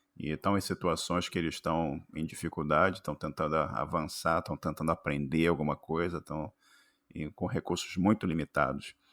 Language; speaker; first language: Portuguese; native; Portuguese